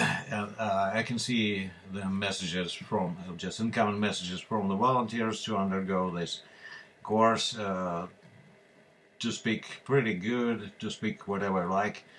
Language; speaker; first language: English; non-native, fluent; Russian